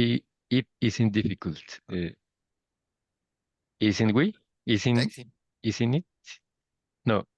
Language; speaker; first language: English; non-native, learner; Spanish